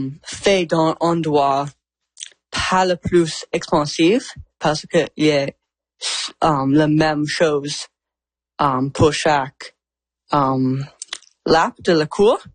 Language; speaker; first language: French; non-native, learner; English